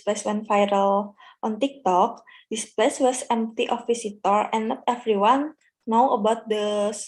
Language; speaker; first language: English; non-native, learner; Indonesian